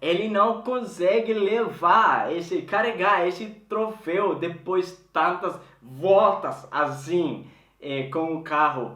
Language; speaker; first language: Portuguese; non-native, fluent; Swedish